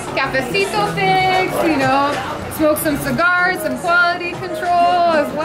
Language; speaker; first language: English; native; English